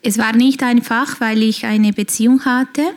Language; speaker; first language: German; non-native, fluent; Portuguese